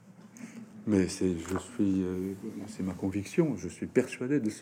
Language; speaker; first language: French; non-native, fluent; Japanese